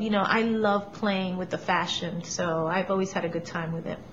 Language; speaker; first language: English; early bilingual, other home language; Spanish